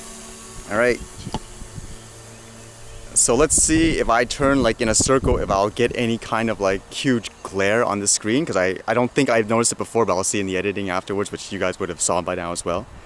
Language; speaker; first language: English; native; English